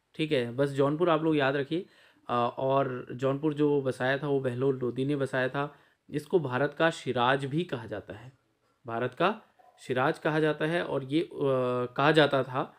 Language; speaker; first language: Hindi; native; Hindi